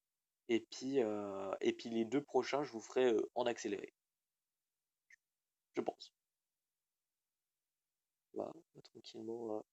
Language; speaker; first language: French; native; French